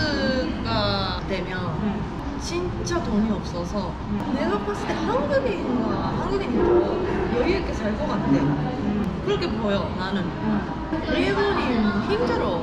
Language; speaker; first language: Korean; non-native, learner; Japanese